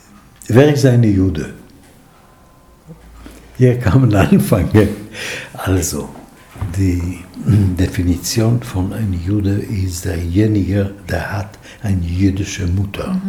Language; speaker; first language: German; non-native, fluent; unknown